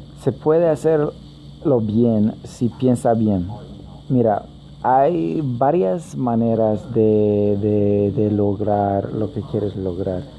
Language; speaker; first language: Spanish; native; Spanish